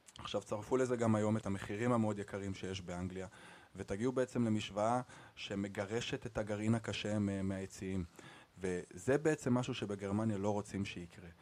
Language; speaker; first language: Hebrew; native; Hebrew